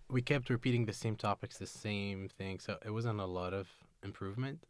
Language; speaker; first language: English; non-native, fluent; Arabic